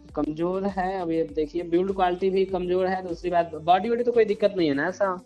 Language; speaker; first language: Hindi; native; Hindi